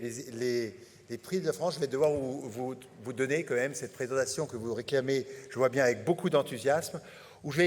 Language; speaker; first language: French; native; French